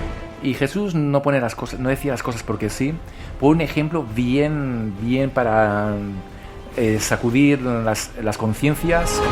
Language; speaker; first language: Spanish; native; Spanish